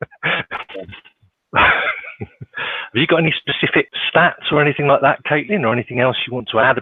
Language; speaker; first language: English; native; English